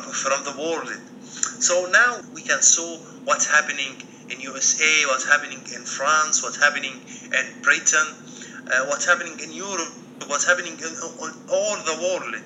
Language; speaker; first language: English; non-native, learner; Arabic